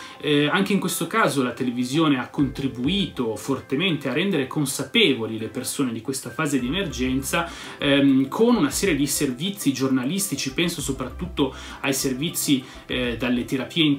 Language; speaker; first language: Italian; native; Italian